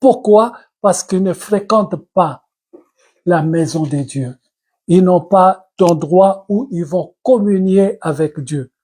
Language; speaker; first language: French; non-native, local second language; Lingala